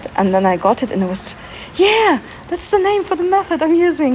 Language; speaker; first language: English; non-native, fluent; German